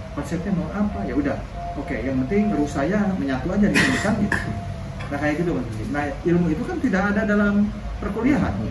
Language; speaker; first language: Indonesian; non-native, local second language; Sundanese